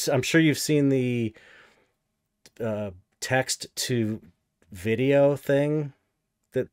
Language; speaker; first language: English; native; English